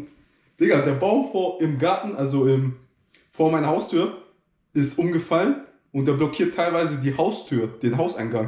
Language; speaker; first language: German; native; German